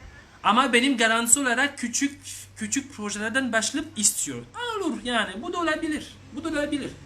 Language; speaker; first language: Turkish; non-native, learner; French